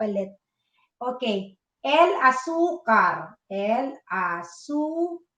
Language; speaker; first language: Spanish; non-native, fluent; Filipino